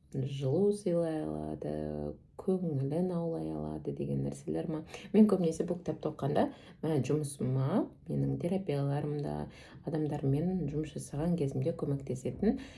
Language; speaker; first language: Kazakh; non-native, local second language; Russian